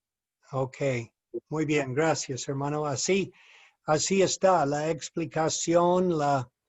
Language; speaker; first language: Spanish; non-native, fluent; English